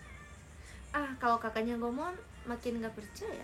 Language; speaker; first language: Indonesian; native; Indonesian